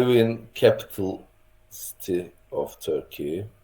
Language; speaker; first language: English; non-native, learner; Turkish